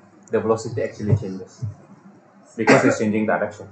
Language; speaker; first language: English; non-native, local second language; Malay